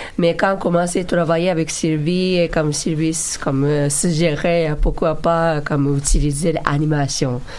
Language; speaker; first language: French; non-native, learner; Japanese